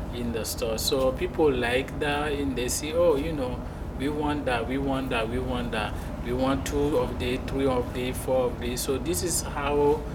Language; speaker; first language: English; non-native, fluent; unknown